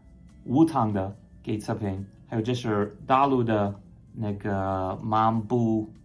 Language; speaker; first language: Chinese; non-native, fluent; English